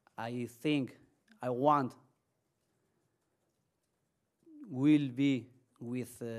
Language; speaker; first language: English; non-native, learner; Spanish